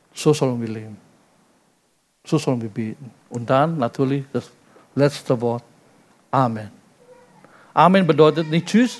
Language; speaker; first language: German; non-native, fluent; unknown